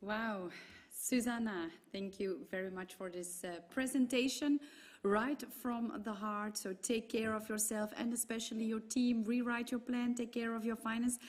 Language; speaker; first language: English; non-native, fluent; Dutch